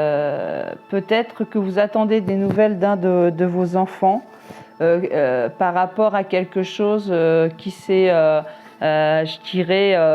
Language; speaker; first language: French; native; French